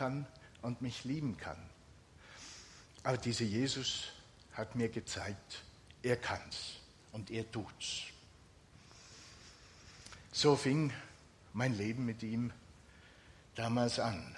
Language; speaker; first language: German; non-native, fluent; Finnish